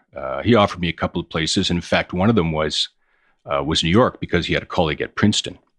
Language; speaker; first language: English; native; English